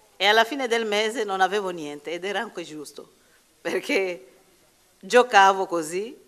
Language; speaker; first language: Italian; non-native, fluent; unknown